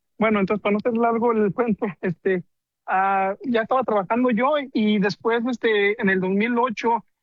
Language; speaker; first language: Spanish; native; Spanish